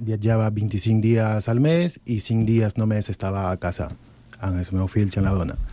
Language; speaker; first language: Catalan; non-native, learner; Spanish